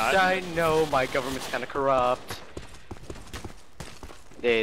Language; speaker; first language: English; native; English